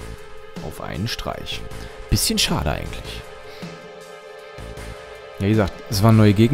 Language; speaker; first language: German; native; German